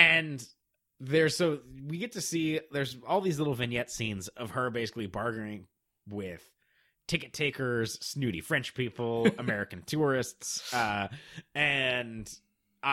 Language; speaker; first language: English; native; English